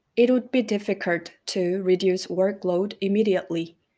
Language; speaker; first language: English; non-native, fluent; Korean